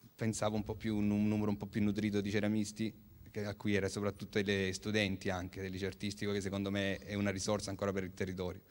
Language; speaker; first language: Italian; native; Italian